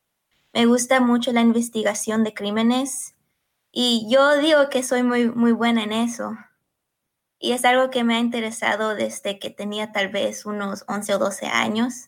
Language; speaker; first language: Spanish; early bilingual, heritage; Spanish